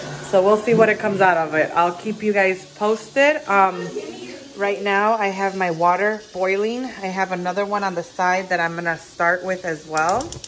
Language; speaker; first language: English; early bilingual, other home language; Spanish